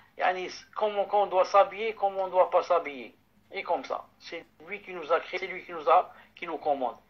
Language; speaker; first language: French; non-native, local second language; Arabic